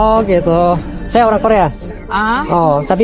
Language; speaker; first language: Indonesian; non-native, fluent; Korean